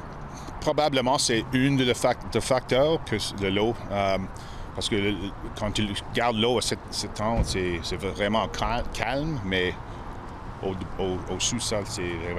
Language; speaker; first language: French; non-native, local second language; English